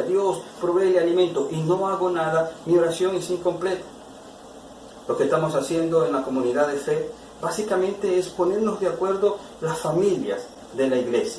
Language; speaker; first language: Spanish; native; Spanish